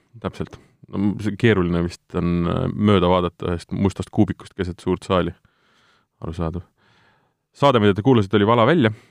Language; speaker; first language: Estonian; non-native, local second language; Russian